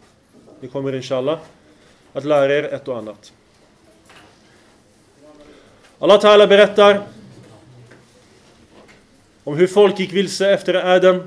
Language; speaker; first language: Swedish; non-native, fluent; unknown